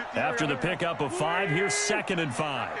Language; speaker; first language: English; native; English